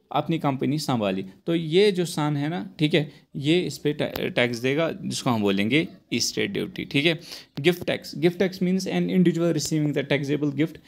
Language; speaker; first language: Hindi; non-native, local second language; Kashmiri